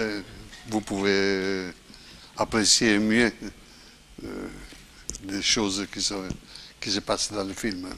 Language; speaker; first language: French; non-native, fluent; Italian